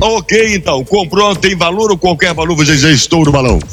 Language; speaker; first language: Portuguese; native; Portuguese